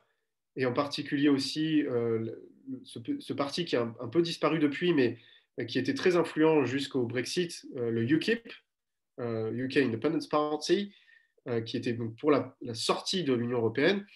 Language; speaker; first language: French; native; French